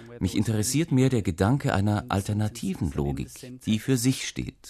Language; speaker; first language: German; native; German